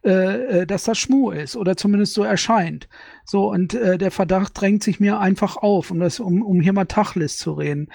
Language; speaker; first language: German; native; German